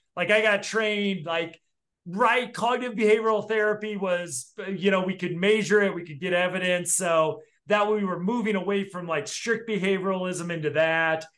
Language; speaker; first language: English; native; English